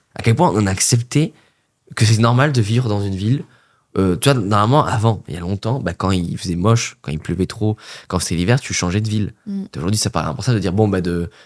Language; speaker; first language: French; native; French